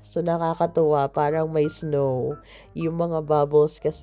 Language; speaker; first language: Filipino; native; Filipino